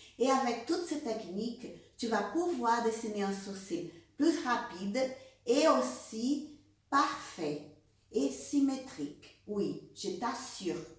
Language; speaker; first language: French; non-native, fluent; Portuguese